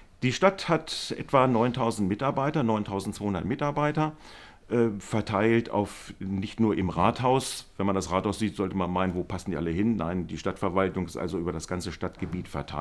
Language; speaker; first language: German; native; German